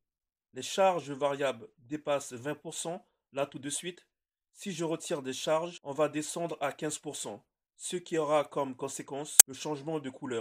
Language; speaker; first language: French; native; French